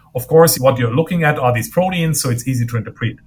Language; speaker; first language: English; non-native, fluent; German